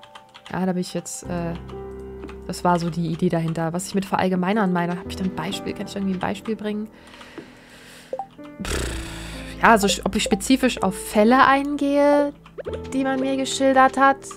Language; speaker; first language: German; native; German